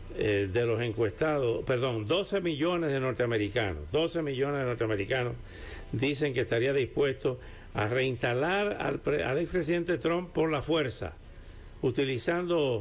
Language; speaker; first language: Spanish; native; Spanish